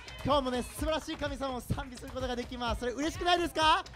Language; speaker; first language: Japanese; native; Japanese